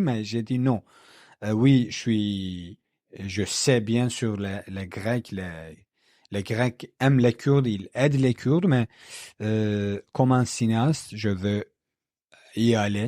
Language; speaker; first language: French; non-native, learner; Kurdish